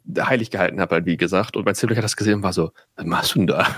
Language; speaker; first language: German; native; German